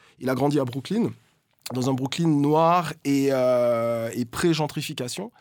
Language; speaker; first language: French; native; French